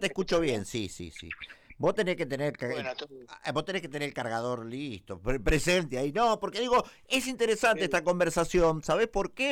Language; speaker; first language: Spanish; native; Spanish